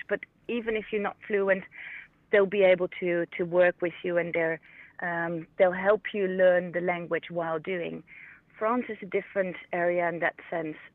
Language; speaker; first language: English; non-native, fluent; Dutch